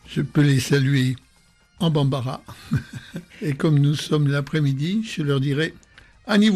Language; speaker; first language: French; native; French